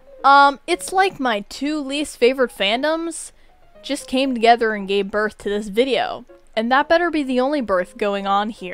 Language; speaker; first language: English; native; English